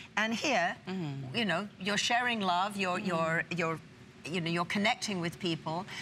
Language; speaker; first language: English; native; English